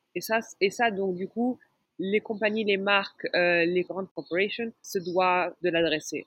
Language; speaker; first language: French; non-native, local second language; Arabic